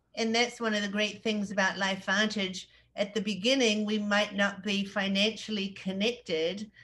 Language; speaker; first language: English; native; English